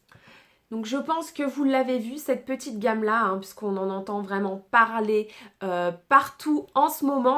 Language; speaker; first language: French; native; French